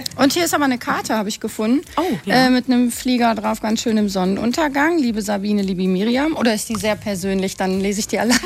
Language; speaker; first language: German; native; German